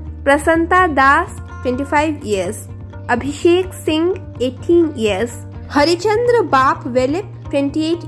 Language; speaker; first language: English; non-native, local second language; Hindi